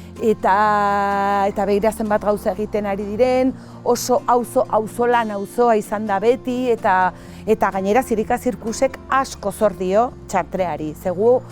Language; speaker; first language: Basque; non-native, local second language; Spanish